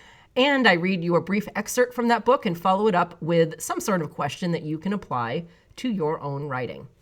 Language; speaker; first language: English; native; English